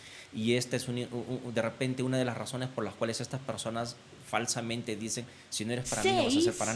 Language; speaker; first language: Spanish; native; Spanish